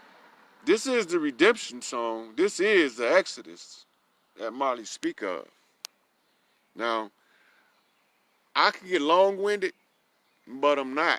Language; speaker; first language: English; native; English